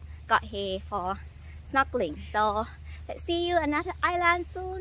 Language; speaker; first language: English; non-native, fluent; Thai